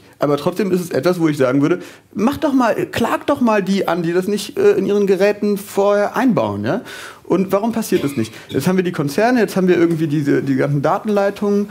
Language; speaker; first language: German; native; German